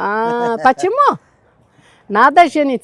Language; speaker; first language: Russian; non-native, learner; Uzbek